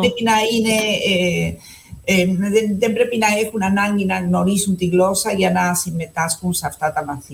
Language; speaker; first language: Greek; non-native, fluent; Spanish